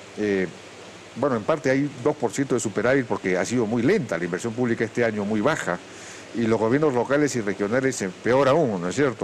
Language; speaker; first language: Spanish; native; Spanish